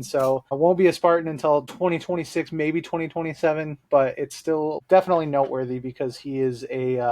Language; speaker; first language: English; native; English